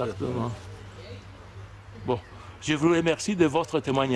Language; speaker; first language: French; native; French